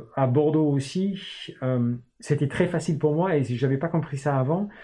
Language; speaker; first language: French; non-native, fluent; English